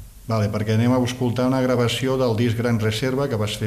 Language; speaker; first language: Catalan; native; Catalan